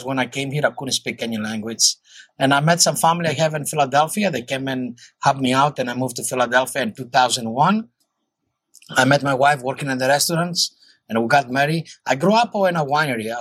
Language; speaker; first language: English; non-native, fluent; Greek